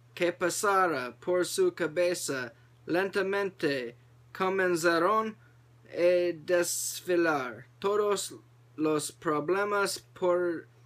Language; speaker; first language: Spanish; non-native, learner; English